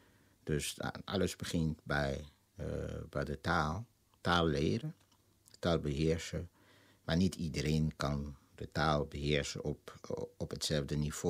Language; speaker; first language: Dutch; non-native, fluent; Lingala